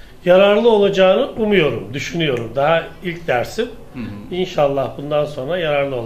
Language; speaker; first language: Turkish; native; Turkish